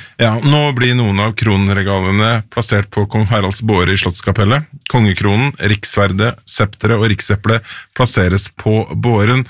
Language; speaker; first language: Norwegian; native; Norwegian